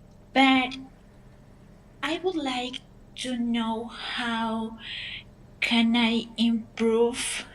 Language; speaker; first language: English; non-native, learner; Spanish